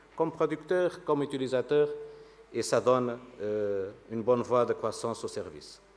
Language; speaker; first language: French; non-native, fluent; Portuguese